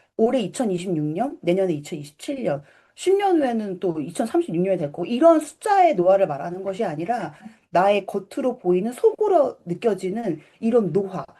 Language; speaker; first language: Korean; native; Korean